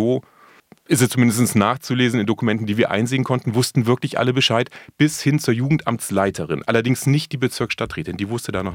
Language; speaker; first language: German; native; German